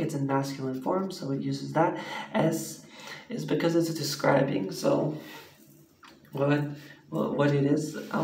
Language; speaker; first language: English; native; English